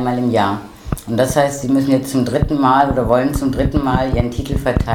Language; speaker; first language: German; native; German